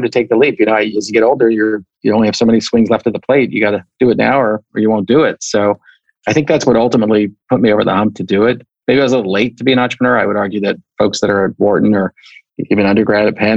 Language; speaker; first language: English; native; English